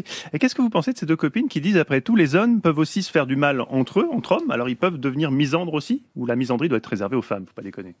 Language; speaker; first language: French; native; French